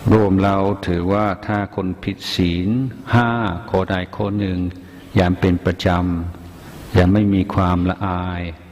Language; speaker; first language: Thai; non-native, fluent; English